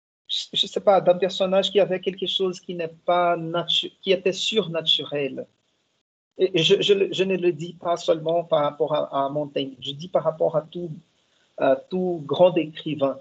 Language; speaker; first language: French; non-native, fluent; Portuguese